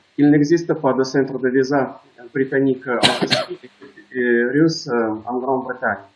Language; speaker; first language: French; non-native, fluent; Russian